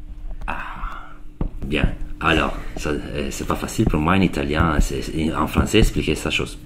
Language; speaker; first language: French; non-native, learner; Italian